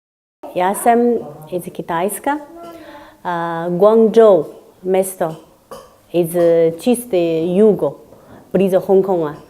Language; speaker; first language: Slovenian; non-native, learner; Chinese